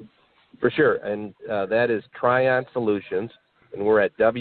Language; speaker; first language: English; native; English